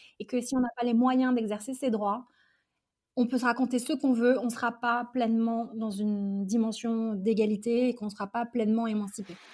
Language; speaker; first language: French; early bilingual, other home language; Arabic